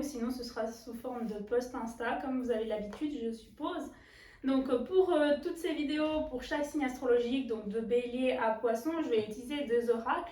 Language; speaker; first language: French; native; French